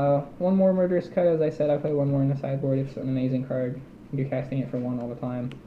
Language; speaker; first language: English; native; English